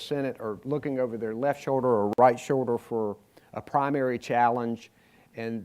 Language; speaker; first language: English; native; English